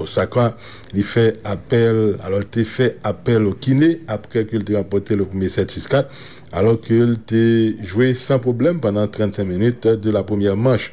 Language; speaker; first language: French; non-native, local second language; Haitian Creole